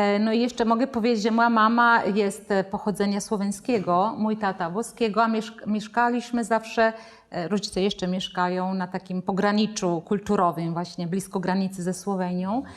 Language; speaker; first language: Polish; non-native, fluent; Italian